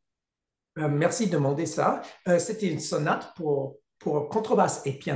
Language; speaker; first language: French; non-native, learner; English